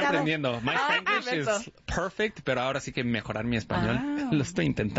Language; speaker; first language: Spanish; early bilingual, heritage; Spanish